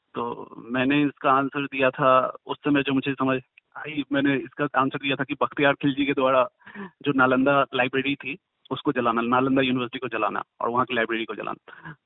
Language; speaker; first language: Hindi; native; Hindi